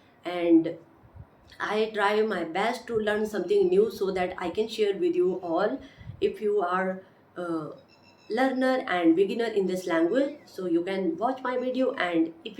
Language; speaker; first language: English; non-native, learner; Hindi